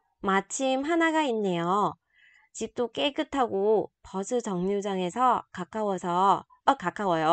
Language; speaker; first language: Korean; non-native, fluent; Vietnamese